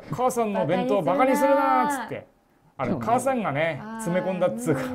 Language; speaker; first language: Japanese; native; Japanese